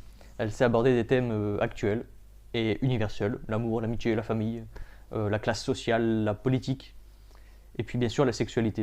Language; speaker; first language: French; native; French